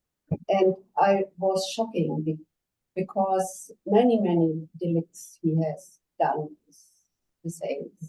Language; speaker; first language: English; non-native, learner; German